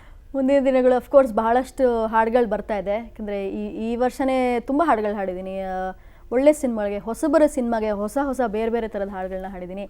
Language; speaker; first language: Kannada; native; Kannada